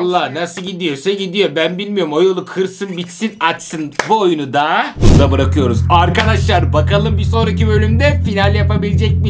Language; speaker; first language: Turkish; native; Turkish